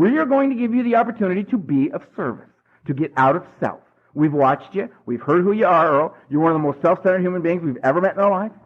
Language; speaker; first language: English; native; English